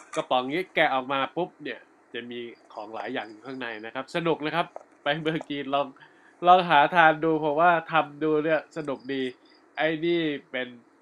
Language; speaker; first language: Thai; native; Thai